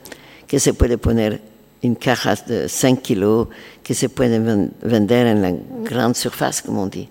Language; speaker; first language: Spanish; non-native, learner; French